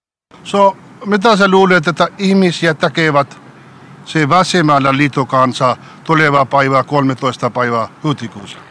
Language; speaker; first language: Finnish; non-native, learner; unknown